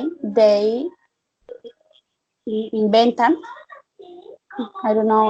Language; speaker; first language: English; non-native, learner; Spanish